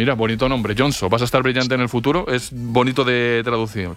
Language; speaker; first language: Spanish; native; Spanish